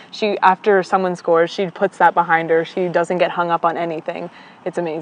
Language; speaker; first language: English; native; English